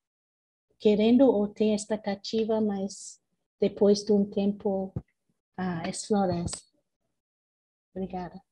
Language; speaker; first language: Portuguese; non-native, fluent; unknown